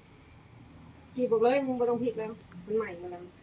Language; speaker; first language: Thai; native; Thai